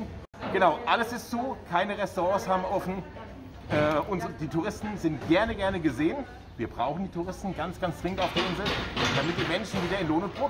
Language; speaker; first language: German; native; German